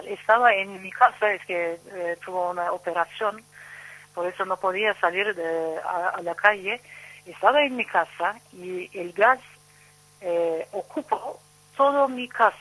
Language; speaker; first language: Spanish; non-native, fluent; Turkish